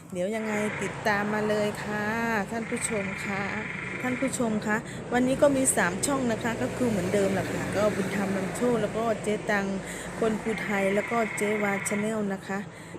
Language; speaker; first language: Thai; native; Thai